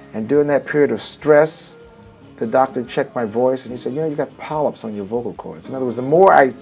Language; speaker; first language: English; native; English